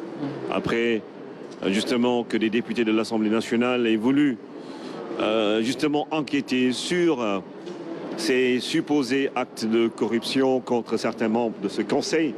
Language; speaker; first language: French; non-native, local second language; Wolof